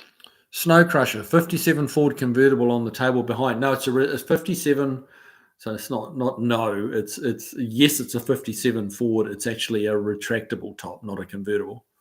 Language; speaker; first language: English; native; English